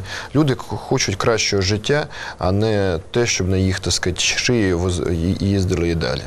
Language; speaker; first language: Ukrainian; native; Ukrainian